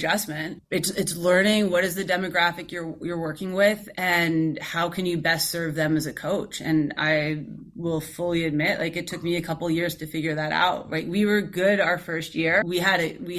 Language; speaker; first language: English; native; English